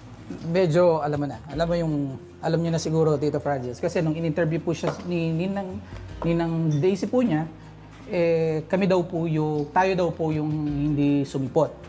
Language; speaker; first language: Filipino; native; Filipino